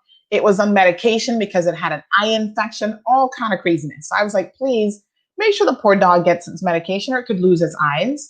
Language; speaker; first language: English; native; English